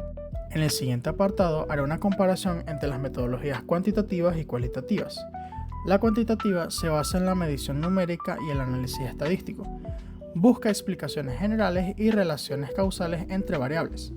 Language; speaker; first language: Spanish; native; Spanish